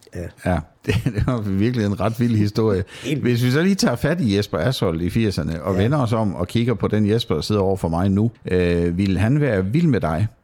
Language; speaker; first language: Danish; native; Danish